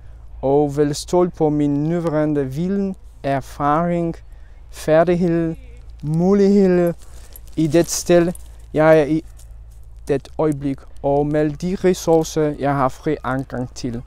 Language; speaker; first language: Danish; non-native, learner; Polish